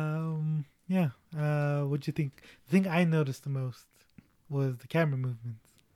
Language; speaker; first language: English; early bilingual, other home language; Spanish